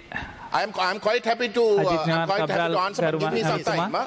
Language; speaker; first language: English; non-native, local second language; Tamil